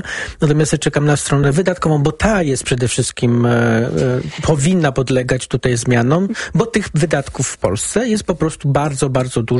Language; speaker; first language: Polish; native; Polish